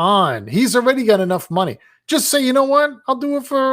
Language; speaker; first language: English; native; English